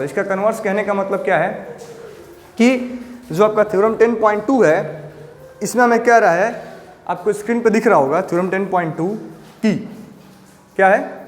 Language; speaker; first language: Hindi; native; Hindi